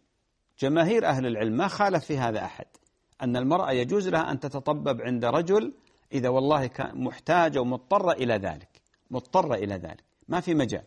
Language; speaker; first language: Arabic; native; Arabic